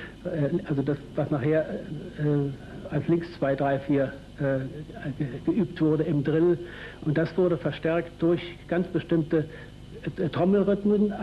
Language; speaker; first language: German; native; German